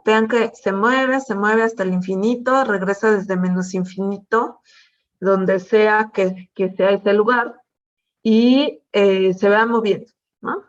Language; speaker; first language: Spanish; native; Spanish